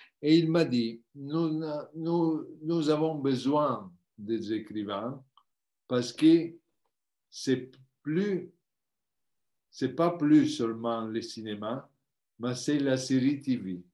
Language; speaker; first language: French; non-native, learner; Italian